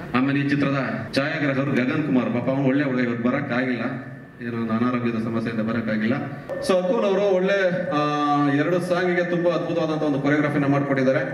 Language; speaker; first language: Kannada; native; Kannada